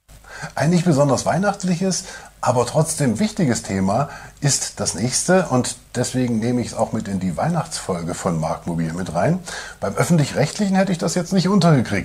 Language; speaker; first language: German; native; German